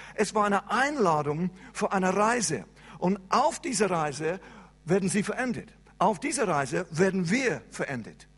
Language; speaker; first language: German; non-native, fluent; English